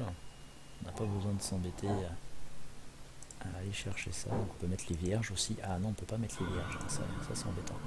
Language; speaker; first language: French; native; French